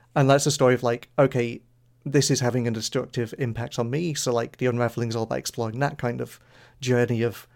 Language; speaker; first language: English; native; English